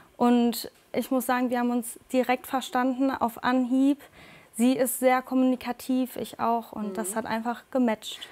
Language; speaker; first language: German; native; German